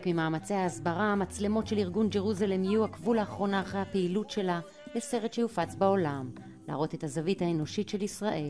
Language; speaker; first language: Hebrew; native; Hebrew